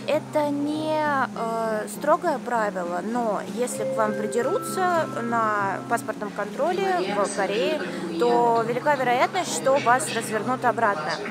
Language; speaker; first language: Russian; native; Russian